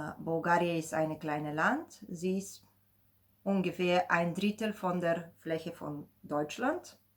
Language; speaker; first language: German; non-native, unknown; Bulgarian